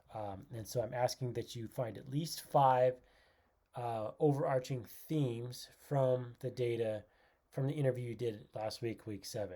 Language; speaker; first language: English; native; English